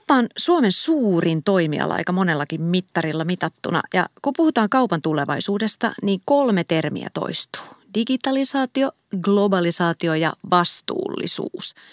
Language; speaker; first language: Finnish; native; Finnish